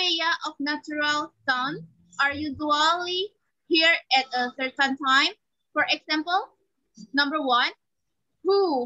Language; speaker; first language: English; non-native, learner; Indonesian